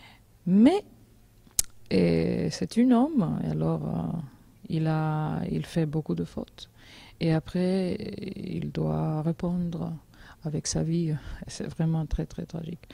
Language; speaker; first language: French; non-native, learner; Georgian